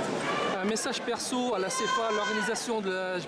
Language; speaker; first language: French; native; French